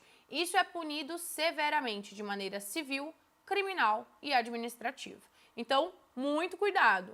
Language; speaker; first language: Portuguese; native; Portuguese